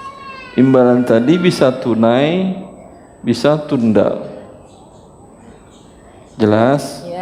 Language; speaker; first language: Indonesian; native; Indonesian